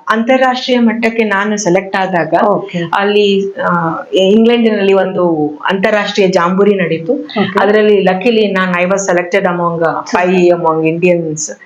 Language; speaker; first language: Kannada; native; Kannada